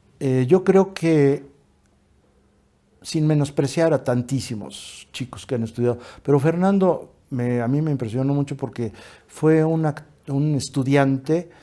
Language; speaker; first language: Spanish; native; Spanish